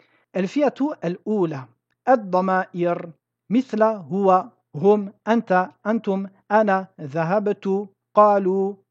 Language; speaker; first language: Arabic; non-native, fluent; French